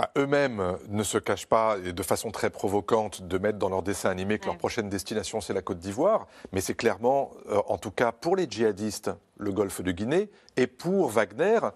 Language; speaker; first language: French; native; French